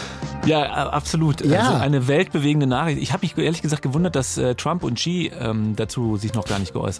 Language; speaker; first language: German; native; German